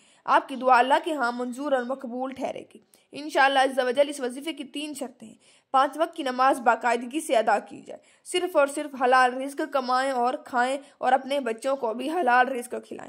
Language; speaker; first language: Urdu; native; Urdu